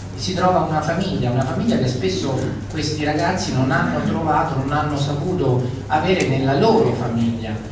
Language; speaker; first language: Italian; native; Italian